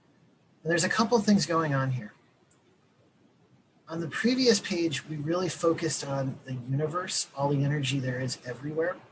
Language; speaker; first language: English; native; English